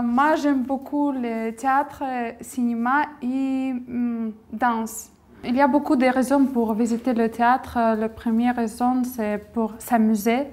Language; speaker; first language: French; non-native, learner; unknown